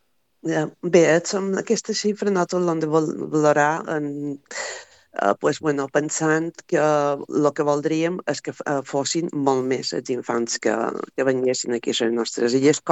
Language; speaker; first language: Catalan; native; Catalan